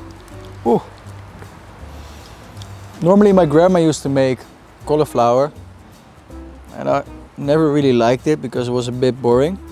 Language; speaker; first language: English; non-native, fluent; Dutch